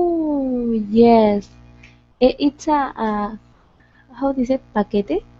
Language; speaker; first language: English; non-native, learner; Spanish